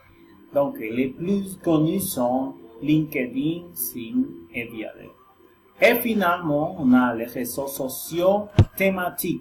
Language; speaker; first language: French; non-native, learner; Spanish